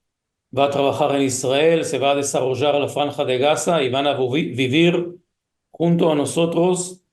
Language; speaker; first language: Spanish; early bilingual, heritage; Hebrew